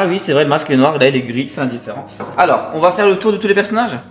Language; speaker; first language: French; native; French